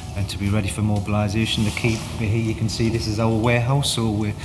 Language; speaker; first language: English; native; English